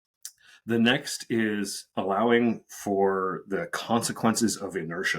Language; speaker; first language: English; native; English